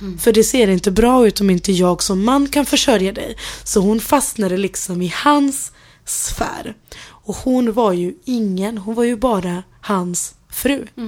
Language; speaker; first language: Swedish; early bilingual, other home language; Spanish